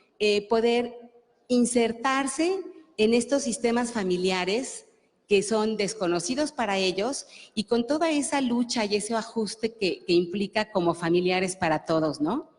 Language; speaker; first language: Spanish; native; Spanish